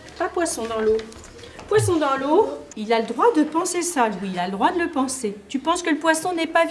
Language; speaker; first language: French; native; French